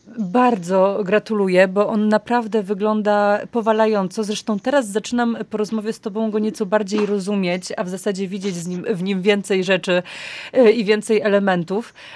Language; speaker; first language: Polish; native; Polish